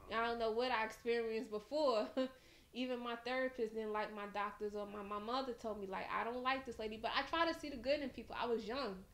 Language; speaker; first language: English; native; English